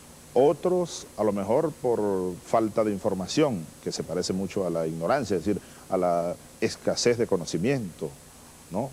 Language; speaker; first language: Spanish; native; Spanish